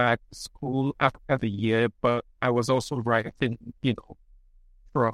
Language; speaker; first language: English; non-native, local second language; Igbo